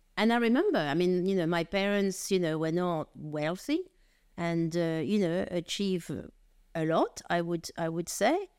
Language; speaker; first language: English; non-native, fluent; French